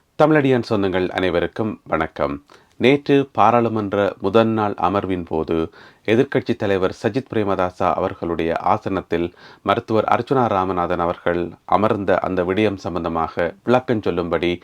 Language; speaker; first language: Tamil; native; Tamil